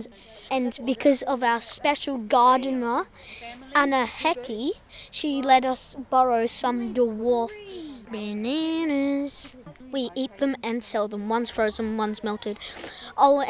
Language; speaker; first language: English; native; English